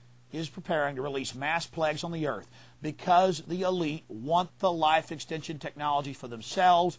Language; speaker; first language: English; native; English